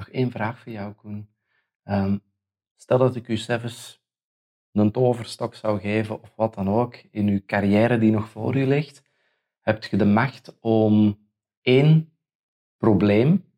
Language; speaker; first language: Dutch; native; Dutch